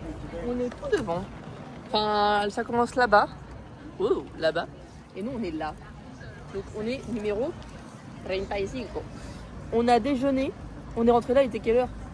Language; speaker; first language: French; native; French